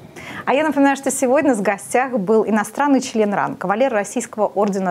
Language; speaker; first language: Russian; native; Russian